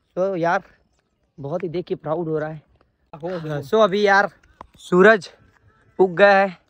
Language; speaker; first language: Hindi; non-native, local second language; Gujarati